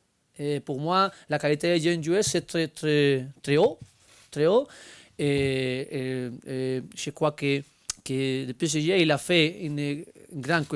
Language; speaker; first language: French; non-native, learner; Spanish